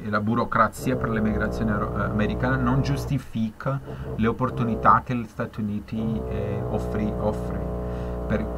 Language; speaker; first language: Italian; non-native, fluent; Spanish